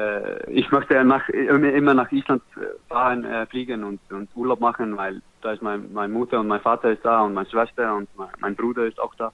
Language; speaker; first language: German; non-native, learner; Icelandic